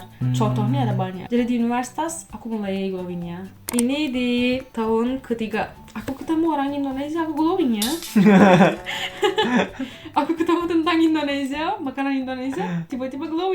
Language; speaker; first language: Indonesian; non-native, fluent; Turkish